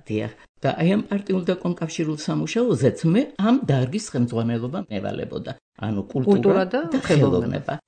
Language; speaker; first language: Georgian; native; Georgian